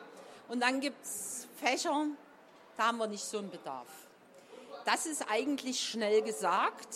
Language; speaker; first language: German; native; German